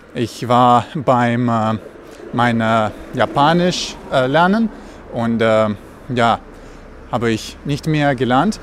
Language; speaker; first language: German; non-native, fluent; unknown